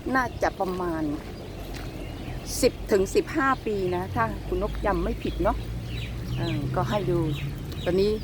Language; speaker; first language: Thai; native; Thai